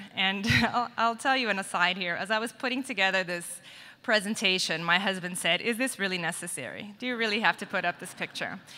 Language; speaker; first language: English; native; English